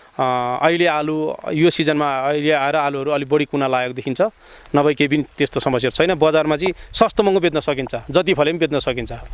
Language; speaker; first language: Nepali; non-native, local second language; Sherpa